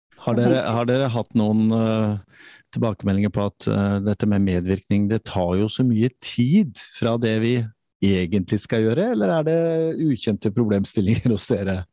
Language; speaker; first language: Norwegian; native; Norwegian